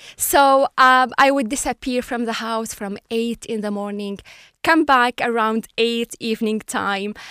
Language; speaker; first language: English; non-native, fluent; Arabic